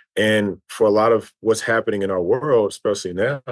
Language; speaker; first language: English; native; English